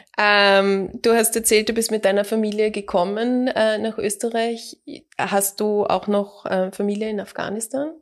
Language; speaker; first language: German; native; German